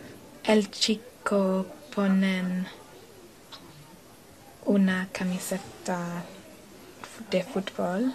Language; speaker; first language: Spanish; non-native, learner; English